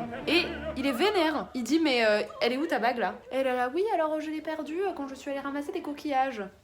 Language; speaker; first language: French; native; French